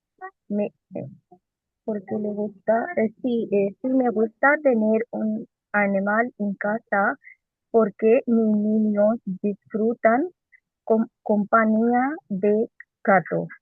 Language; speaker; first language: Spanish; non-native, learner; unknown